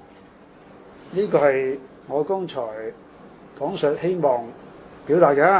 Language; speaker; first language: Chinese; non-native, local second language; Cantonese